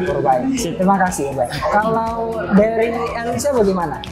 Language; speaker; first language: Indonesian; native; Indonesian